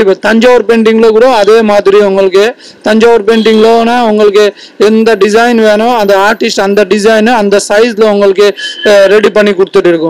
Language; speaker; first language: Tamil; non-native, fluent; Bangla